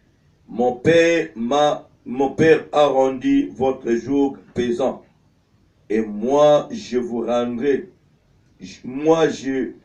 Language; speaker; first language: French; non-native, local second language; Lingala